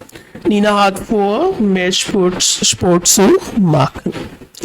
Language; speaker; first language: German; non-native, fluent; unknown